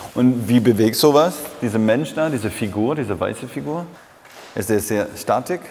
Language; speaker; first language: German; non-native, fluent; French